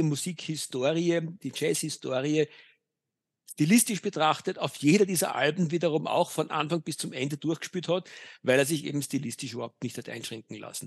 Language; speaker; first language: German; native; German